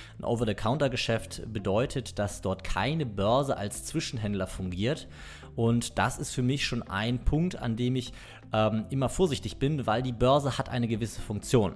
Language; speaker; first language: German; native; German